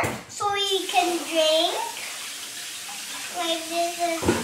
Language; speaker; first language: English; early bilingual, other home language; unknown